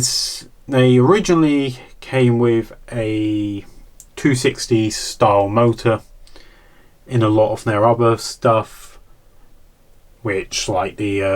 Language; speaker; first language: English; native; English